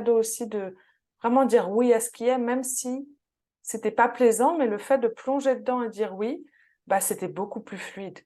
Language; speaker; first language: French; native; French